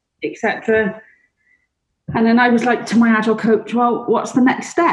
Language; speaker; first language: English; native; English